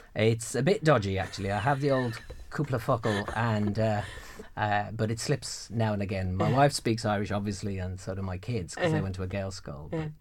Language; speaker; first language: English; native; English